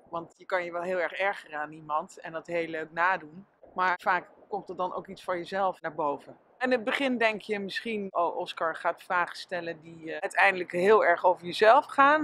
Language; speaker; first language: Dutch; native; Dutch